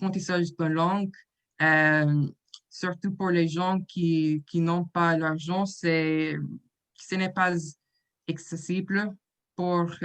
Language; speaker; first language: French; non-native, learner; English